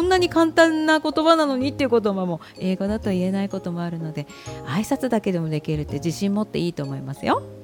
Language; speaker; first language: Japanese; native; Japanese